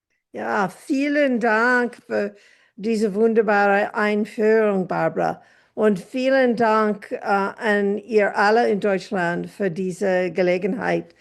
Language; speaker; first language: German; non-native, fluent; English